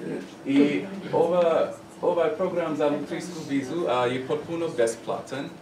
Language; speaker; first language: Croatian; non-native, learner; English